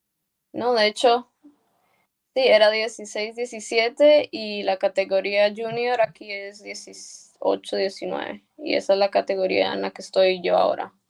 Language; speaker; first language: Spanish; early bilingual, heritage; Spanish